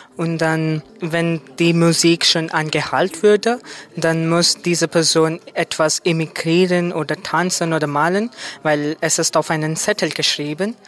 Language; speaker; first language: German; non-native, fluent; Hindi